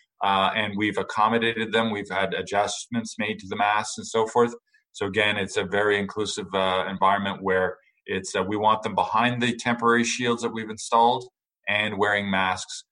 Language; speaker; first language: English; native; English